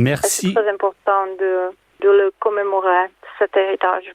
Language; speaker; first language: French; non-native, fluent; Czech